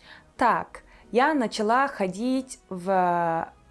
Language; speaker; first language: Russian; non-native, fluent; Turkish